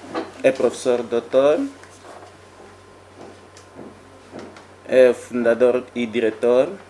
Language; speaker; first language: Portuguese; native; Portuguese